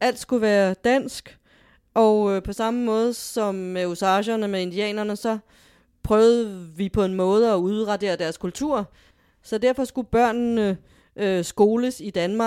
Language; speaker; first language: Danish; native; Danish